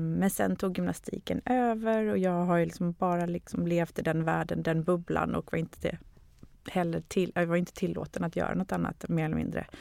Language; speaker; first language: Swedish; native; Swedish